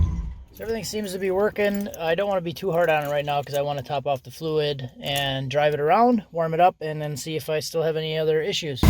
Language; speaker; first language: English; native; English